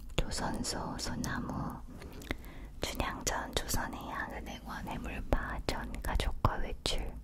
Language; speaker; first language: Korean; native; Korean